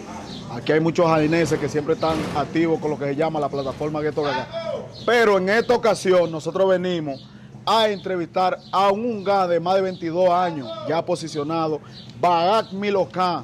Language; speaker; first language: Spanish; native; Spanish